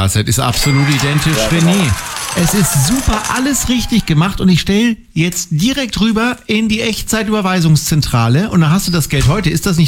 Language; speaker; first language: German; native; German